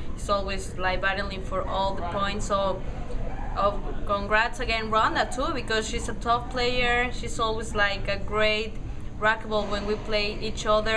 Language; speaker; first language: English; non-native, fluent; Spanish